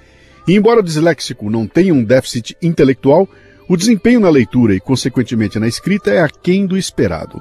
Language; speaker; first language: Portuguese; native; Portuguese